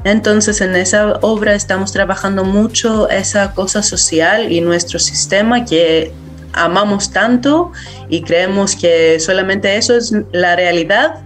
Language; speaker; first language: Spanish; non-native, fluent; Greek